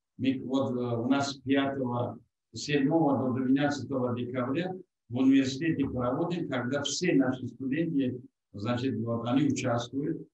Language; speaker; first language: Russian; non-native, local second language; Tajik